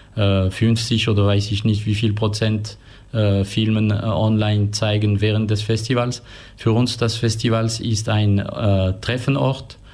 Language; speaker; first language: German; non-native, local second language; French